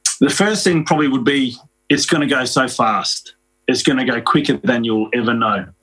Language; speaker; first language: English; native; English